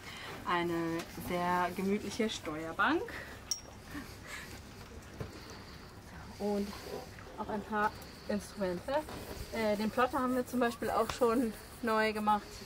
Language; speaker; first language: German; native; German